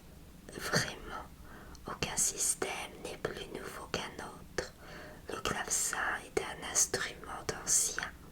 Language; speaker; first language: French; native; French